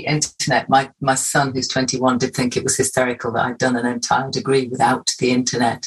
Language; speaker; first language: English; native; English